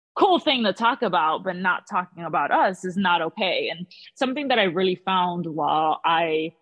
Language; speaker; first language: English; early bilingual, other home language; Spanish